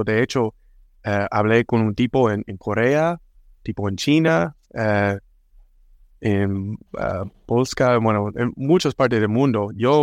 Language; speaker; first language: Spanish; non-native, fluent; English